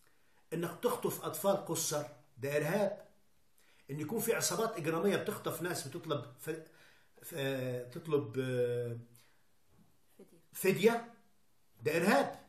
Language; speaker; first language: Arabic; native; Arabic